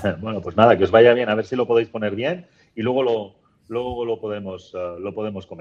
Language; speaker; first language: Spanish; native; Spanish